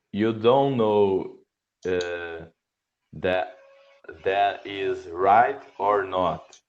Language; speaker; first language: English; non-native, learner; Portuguese